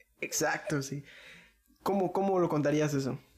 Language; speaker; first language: Spanish; native; Spanish